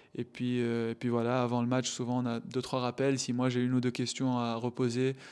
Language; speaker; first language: French; non-native, local second language; Arabic